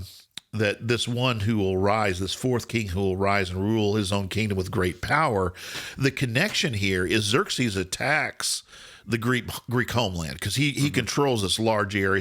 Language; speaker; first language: English; native; English